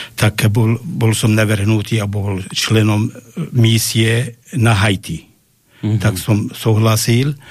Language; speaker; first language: Slovak; non-native, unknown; Arabic